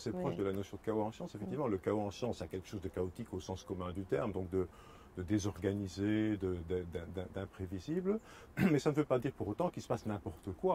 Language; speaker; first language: French; native; French